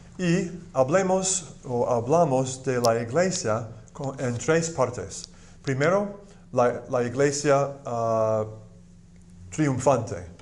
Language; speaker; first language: Spanish; non-native, fluent; English